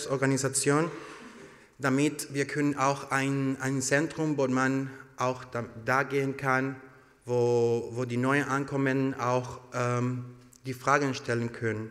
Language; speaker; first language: German; non-native, learner; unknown